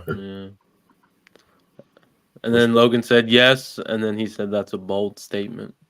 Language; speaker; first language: English; native; English